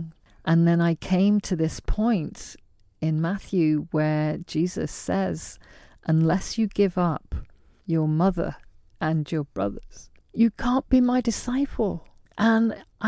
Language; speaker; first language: English; native; English